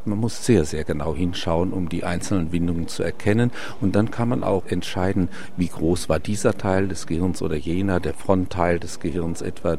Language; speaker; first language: German; native; German